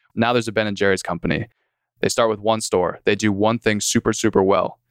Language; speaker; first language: English; native; English